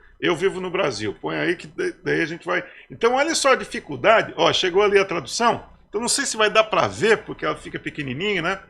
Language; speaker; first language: Portuguese; native; Portuguese